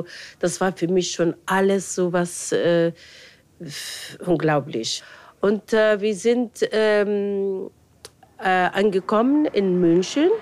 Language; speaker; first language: German; non-native, fluent; Arabic